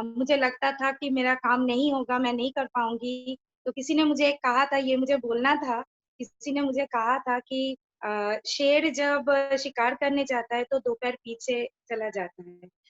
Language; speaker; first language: Hindi; non-native, local second language; Bangla